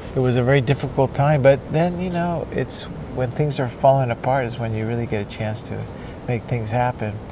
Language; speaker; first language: English; early bilingual, other home language; Spanish